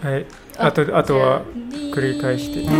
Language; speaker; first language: Japanese; non-native, learner; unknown